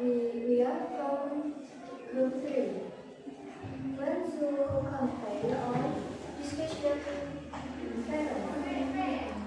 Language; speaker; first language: English; non-native, learner; Indonesian